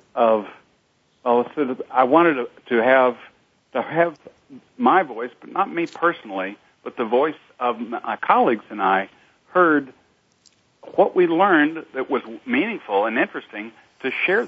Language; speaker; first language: English; native; English